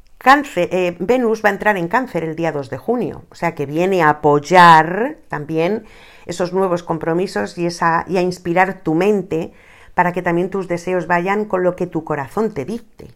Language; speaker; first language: Spanish; native; Spanish